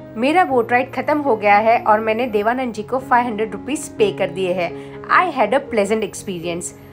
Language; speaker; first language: Hindi; non-native, local second language; Gujarati